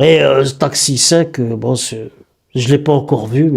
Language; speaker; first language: French; native; French